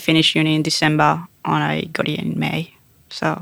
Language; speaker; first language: English; non-native, fluent; Spanish